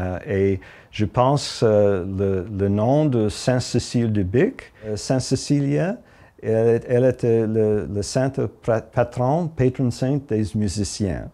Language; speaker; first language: French; non-native, local second language; English